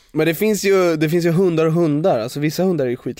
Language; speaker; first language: Swedish; native; Swedish